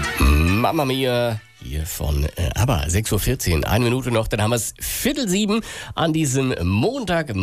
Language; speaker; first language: German; native; German